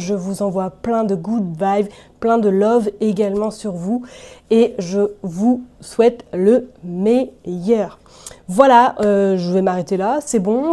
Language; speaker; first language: French; native; French